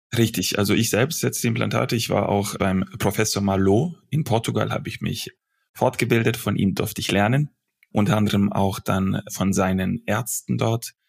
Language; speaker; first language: German; early bilingual, other home language; Serbian